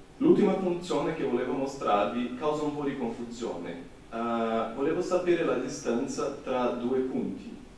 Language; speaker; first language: Italian; non-native, fluent; Portuguese